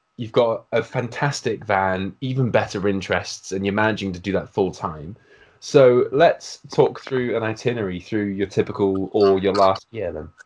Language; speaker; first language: English; native; English